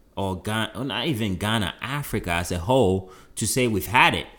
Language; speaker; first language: English; non-native, local second language; Akan